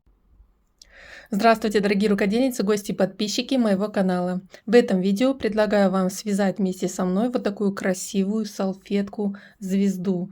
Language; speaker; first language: Russian; native; Russian